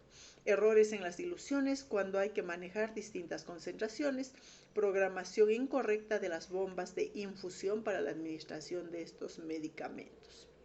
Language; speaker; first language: Spanish; native; Spanish